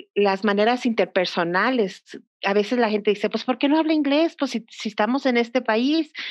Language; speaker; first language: Spanish; early bilingual, heritage; Spanish